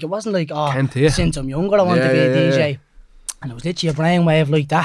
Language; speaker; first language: English; native; English